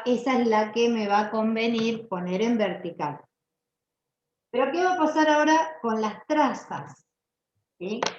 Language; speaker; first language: Spanish; native; Spanish